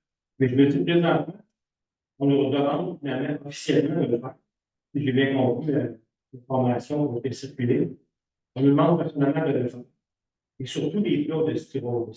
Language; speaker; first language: French; native; French